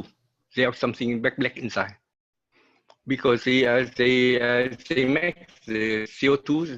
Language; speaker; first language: English; non-native, learner; Vietnamese